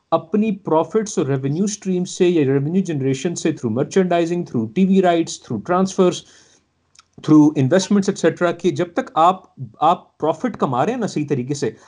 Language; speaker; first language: Urdu; native; Urdu